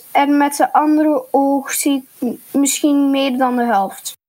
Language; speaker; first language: Dutch; early bilingual, other home language; Lithuanian